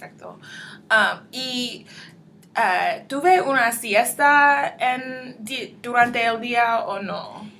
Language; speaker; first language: Spanish; non-native, learner; English